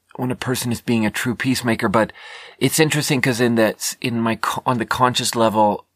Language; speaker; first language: English; non-native, fluent; Swedish